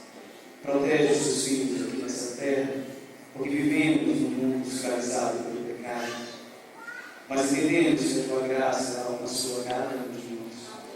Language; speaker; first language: Portuguese; native; Portuguese